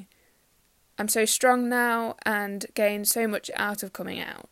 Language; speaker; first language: English; native; English